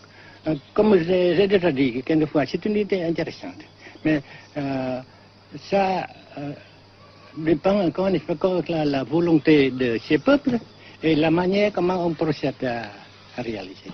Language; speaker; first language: French; non-native, fluent; Vietnamese